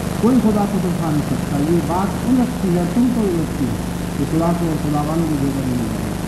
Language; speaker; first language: Urdu; non-native, local second language; Punjabi